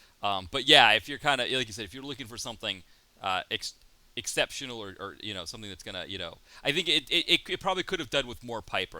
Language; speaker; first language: English; native; English